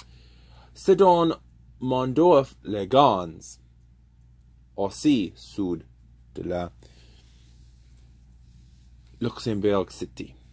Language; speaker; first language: French; non-native, learner; English